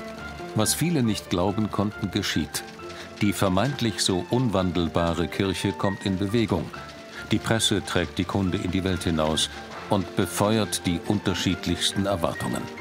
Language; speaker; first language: German; native; German